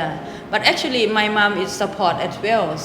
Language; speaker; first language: English; non-native, local second language; Thai